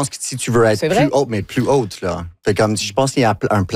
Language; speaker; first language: French; non-native, local second language; English